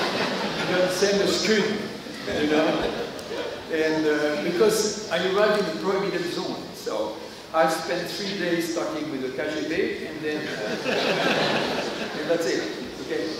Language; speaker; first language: English; non-native, learner; French